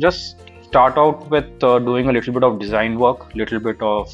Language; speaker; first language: English; non-native, local second language; Urdu